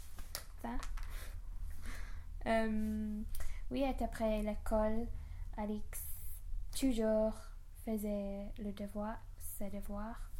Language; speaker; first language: French; non-native, learner; English